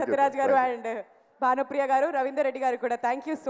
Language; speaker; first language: Telugu; native; Telugu